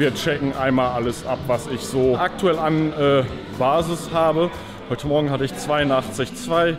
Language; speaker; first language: German; native; German